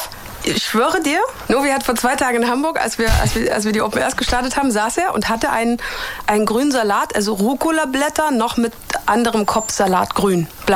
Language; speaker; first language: German; native; German